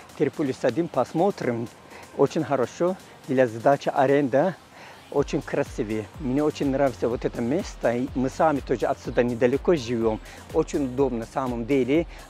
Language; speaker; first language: Russian; non-native, learner; Turkish